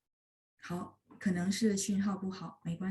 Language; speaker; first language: Chinese; non-native, fluent; Indonesian